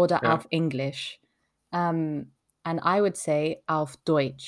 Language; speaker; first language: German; non-native, learner; French